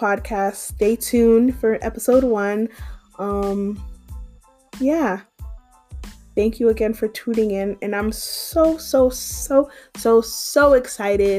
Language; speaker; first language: English; native; English